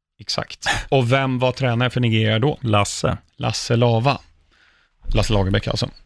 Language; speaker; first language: Swedish; native; Swedish